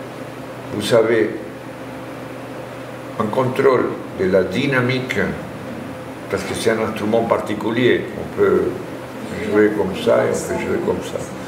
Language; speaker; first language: French; non-native, fluent; Spanish